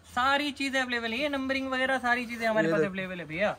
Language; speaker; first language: Hindi; native; Hindi